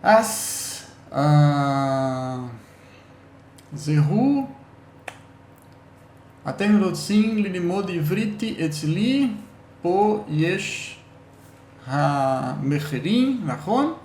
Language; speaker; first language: Hebrew; non-native, learner; Portuguese